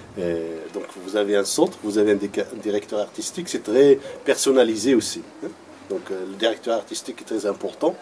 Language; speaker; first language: French; non-native, local second language; Arabic